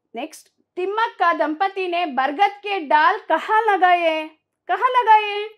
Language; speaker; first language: Hindi; non-native, local second language; Kannada